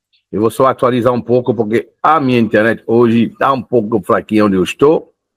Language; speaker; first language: Portuguese; non-native, fluent; French